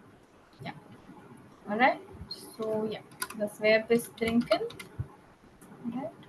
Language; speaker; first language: German; non-native, fluent; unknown